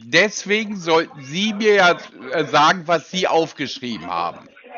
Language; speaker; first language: German; native; German